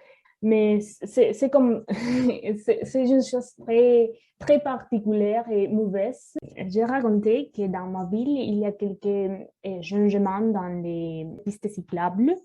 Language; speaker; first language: French; non-native, learner; Spanish